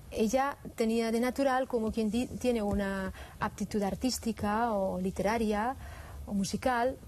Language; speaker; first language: Spanish; non-native, fluent; Swiss German